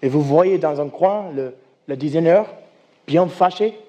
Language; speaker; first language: French; non-native, learner; English